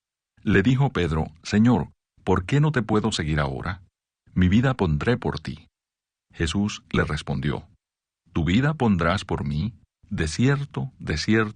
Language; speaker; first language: Spanish; native; Spanish